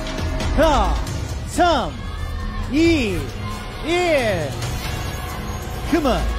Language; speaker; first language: Korean; native; Korean